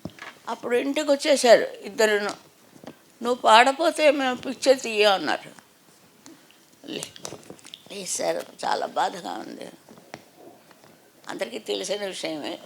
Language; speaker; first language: Telugu; native; Telugu